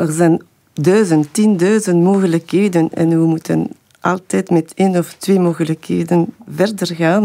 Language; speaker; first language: Dutch; non-native, fluent; French